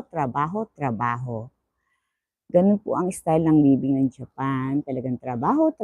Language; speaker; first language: Filipino; native; Filipino